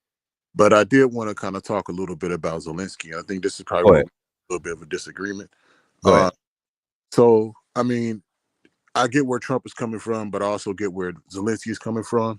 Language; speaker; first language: English; native; English